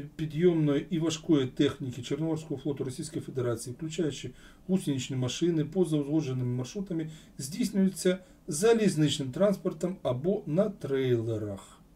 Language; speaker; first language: Ukrainian; non-native, local second language; Russian